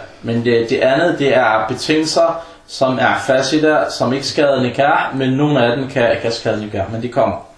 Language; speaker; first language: Danish; early bilingual, other home language; Arabic